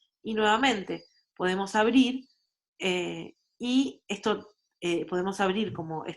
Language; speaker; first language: Spanish; native; Spanish